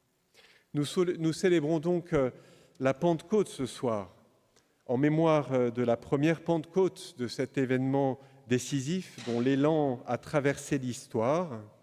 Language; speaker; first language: French; native; French